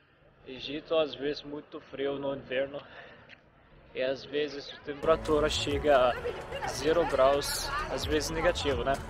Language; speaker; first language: Portuguese; non-native, fluent; Arabic